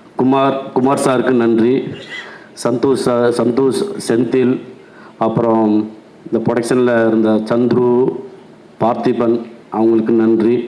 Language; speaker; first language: Tamil; native; Tamil